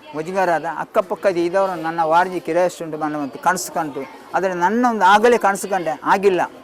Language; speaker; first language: Kannada; non-native, local second language; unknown